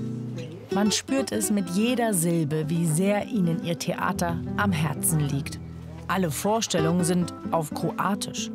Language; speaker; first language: German; native; German